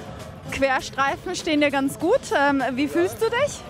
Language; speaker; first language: German; native; German